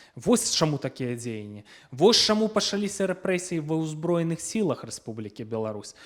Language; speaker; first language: Belarusian; non-native, local second language; Russian